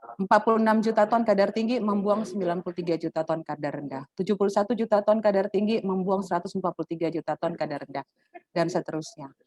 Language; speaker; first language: Indonesian; native; Indonesian